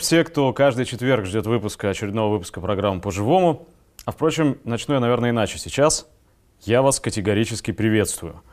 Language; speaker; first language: Russian; native; Russian